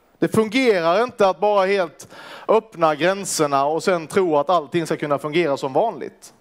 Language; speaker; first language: Swedish; native; Swedish